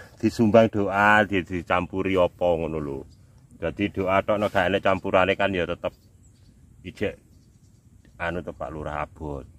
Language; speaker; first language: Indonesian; non-native, local second language; Javanese